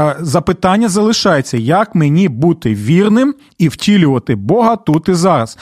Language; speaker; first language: Ukrainian; non-native, local second language; Russian